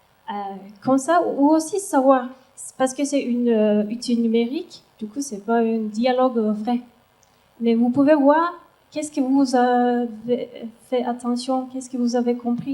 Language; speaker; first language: French; non-native, learner; Turkish